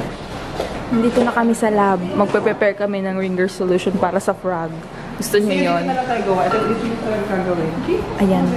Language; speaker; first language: Filipino; non-native, local second language; Bikol